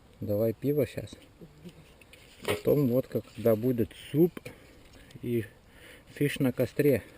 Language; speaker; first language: Russian; non-native, fluent; Lithuanian